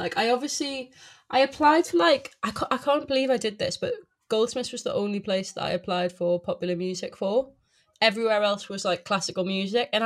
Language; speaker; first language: English; native; English